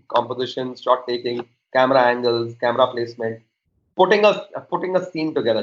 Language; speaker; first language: English; non-native, local second language; Hindi